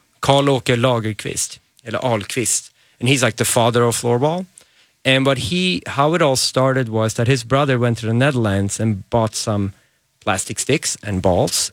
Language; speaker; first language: English; non-native, fluent; Swedish